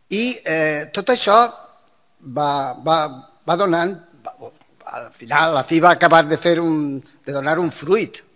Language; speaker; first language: Catalan; non-native, local second language; Spanish